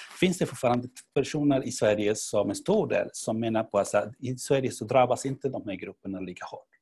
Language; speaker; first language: Swedish; non-native, fluent; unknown